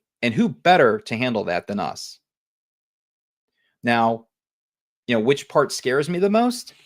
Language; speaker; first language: English; native; English